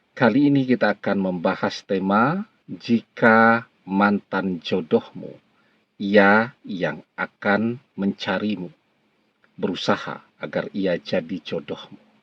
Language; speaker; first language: Indonesian; native; Indonesian